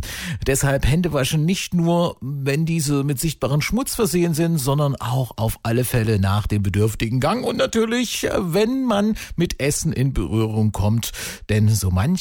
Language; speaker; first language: German; native; German